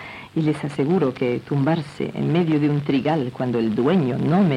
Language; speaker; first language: Spanish; non-native, local second language; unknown